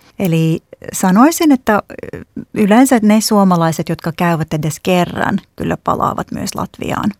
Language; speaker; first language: Finnish; non-native, fluent; Latvian